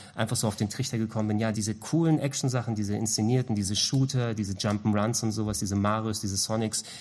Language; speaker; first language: German; non-native, local second language; Greek